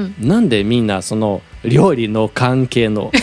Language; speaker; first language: Japanese; non-native, learner; Portuguese